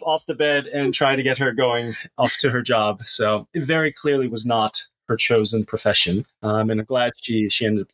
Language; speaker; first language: English; native; English